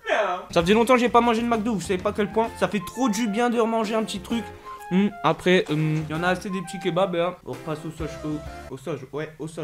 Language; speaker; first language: French; native; French